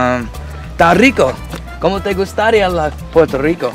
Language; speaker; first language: Spanish; non-native, learner; English